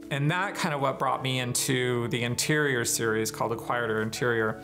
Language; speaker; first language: English; native; English